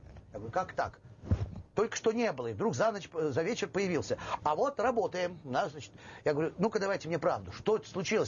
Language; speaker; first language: Russian; native; Russian